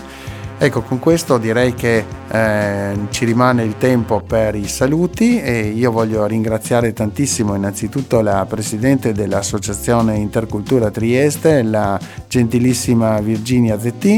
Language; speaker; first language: Italian; native; Italian